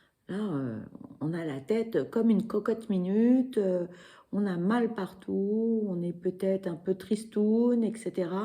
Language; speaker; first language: French; native; French